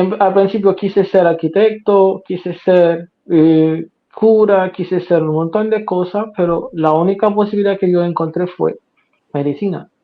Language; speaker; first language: Spanish; non-native, fluent; Haitian Creole